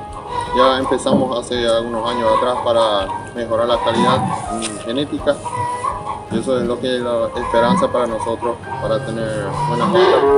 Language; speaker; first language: Spanish; non-native, local second language; Plautdietsch